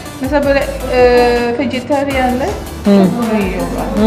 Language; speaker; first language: Turkish; non-native, learner; Indonesian